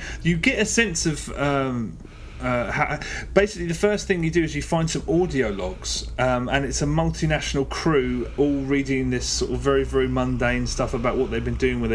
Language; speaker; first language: English; native; English